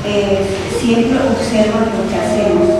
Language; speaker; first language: Spanish; non-native, local second language; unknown